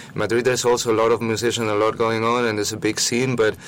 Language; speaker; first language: English; non-native, fluent; Spanish